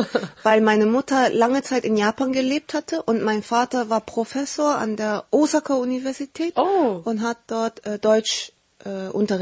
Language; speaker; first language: German; early bilingual, heritage; Korean